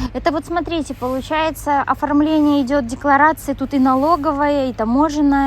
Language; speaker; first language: Russian; native; Russian